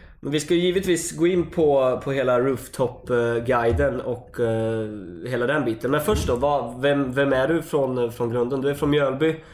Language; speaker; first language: Swedish; native; Swedish